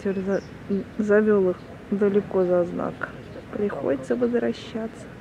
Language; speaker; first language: Russian; native; Russian